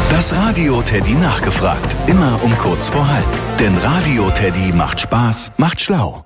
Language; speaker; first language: German; native; German